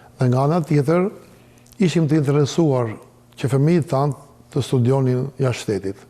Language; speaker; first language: Albanian; native; Albanian